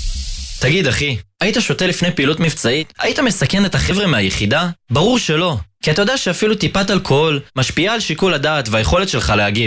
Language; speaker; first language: Hebrew; native; Hebrew